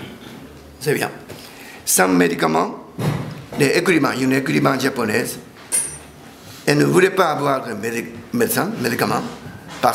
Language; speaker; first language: French; non-native, learner; Japanese